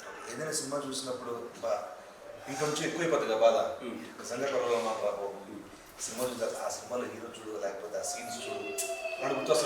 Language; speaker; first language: Telugu; native; Telugu